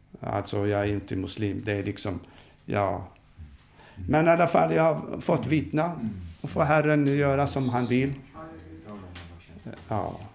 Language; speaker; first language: Swedish; non-native, fluent; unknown